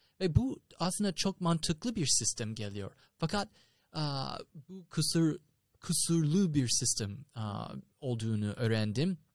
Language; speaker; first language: Turkish; non-native, fluent; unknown